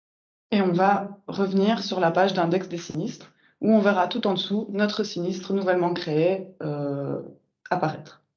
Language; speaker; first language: French; native; French